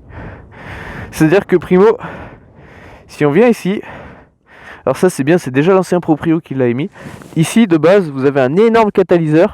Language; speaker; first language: French; native; French